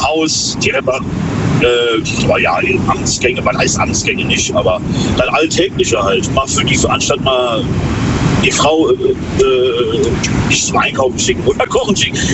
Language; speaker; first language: German; native; German